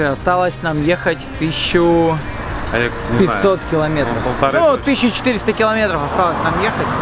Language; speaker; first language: Russian; native; Russian